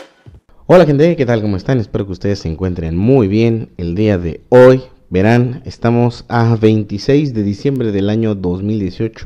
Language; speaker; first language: Spanish; native; Spanish